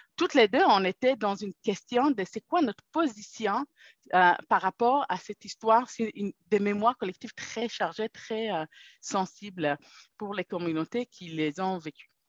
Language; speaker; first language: French; non-native, fluent; Hebrew